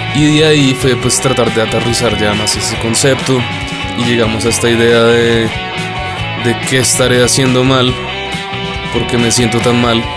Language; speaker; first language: Spanish; native; Spanish